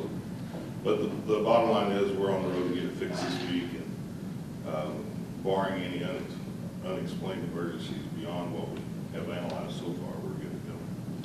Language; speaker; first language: English; native; English